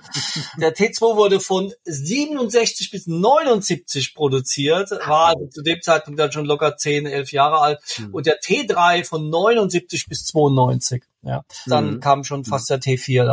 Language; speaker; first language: German; native; German